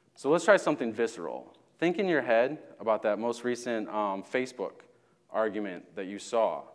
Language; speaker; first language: English; native; English